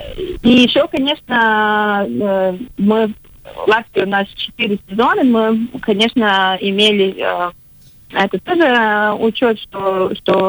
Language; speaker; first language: Russian; non-native, local second language; Latvian